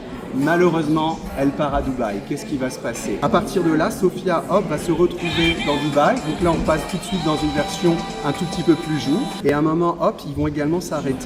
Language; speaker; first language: French; native; French